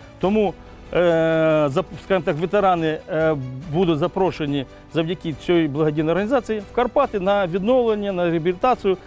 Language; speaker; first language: Ukrainian; native; Ukrainian